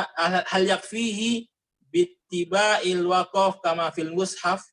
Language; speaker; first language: Arabic; non-native, learner; Indonesian